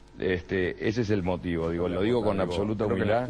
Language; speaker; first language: Spanish; native; Spanish